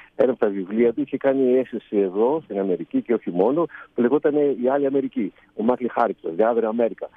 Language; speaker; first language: Greek; native; Greek